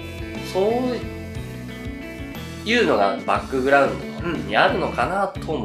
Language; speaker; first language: Japanese; native; Japanese